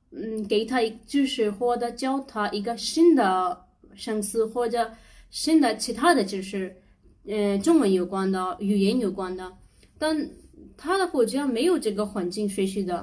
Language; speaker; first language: Chinese; non-native, learner; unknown